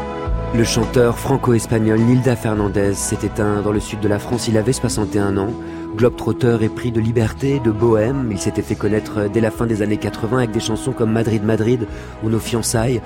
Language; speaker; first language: French; native; French